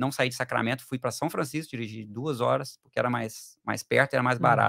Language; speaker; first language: Portuguese; native; Portuguese